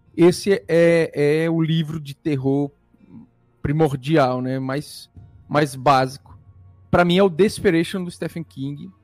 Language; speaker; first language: Portuguese; early bilingual, other home language; Italian